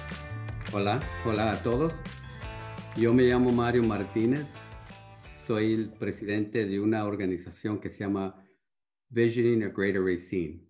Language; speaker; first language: Spanish; early bilingual, heritage; Spanish